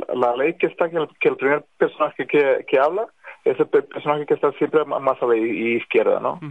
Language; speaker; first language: Spanish; non-native, fluent; Serbian